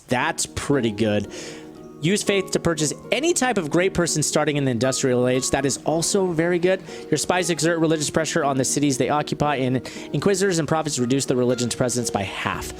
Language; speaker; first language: English; native; English